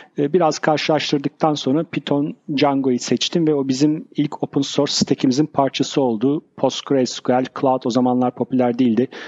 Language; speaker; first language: Turkish; native; Turkish